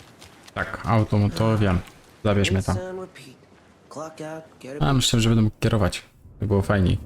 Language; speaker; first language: Polish; native; Polish